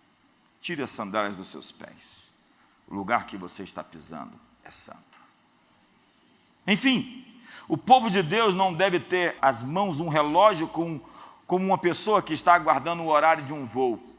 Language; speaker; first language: Portuguese; native; Portuguese